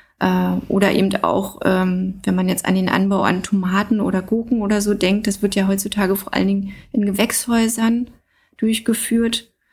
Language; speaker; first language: German; native; German